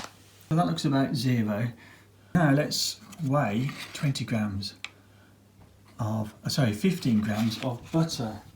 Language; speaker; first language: English; native; English